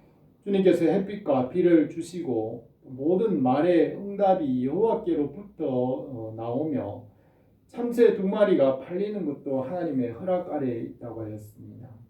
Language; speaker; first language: Korean; native; Korean